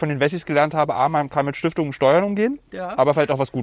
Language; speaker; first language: German; native; German